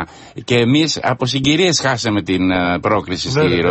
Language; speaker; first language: Greek; native; Greek